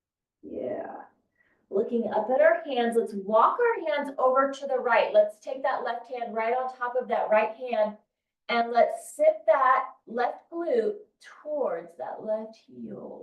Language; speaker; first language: English; native; English